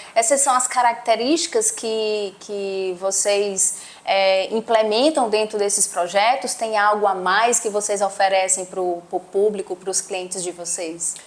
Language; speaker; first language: Portuguese; native; Portuguese